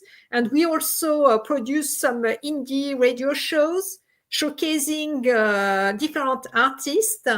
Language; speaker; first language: English; non-native, fluent; French